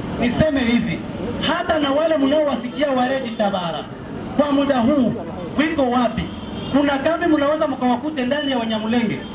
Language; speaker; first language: Swahili; non-native, local second language; Kinyarwanda